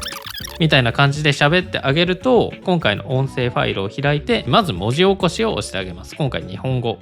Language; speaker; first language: Japanese; native; Japanese